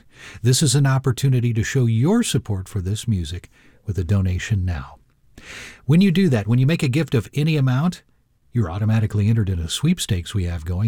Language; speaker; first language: English; native; English